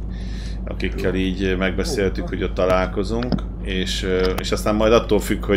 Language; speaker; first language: Hungarian; native; Hungarian